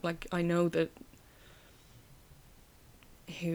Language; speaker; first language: English; native; English